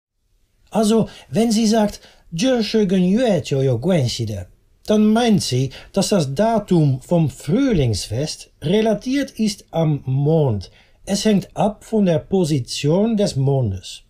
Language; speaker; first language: German; non-native, fluent; Dutch